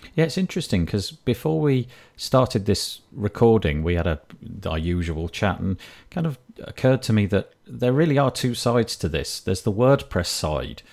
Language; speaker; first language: English; native; English